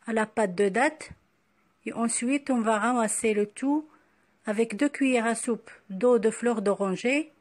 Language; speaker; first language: French; non-native, local second language; Arabic